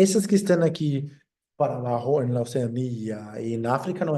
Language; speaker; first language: Spanish; non-native, fluent; Portuguese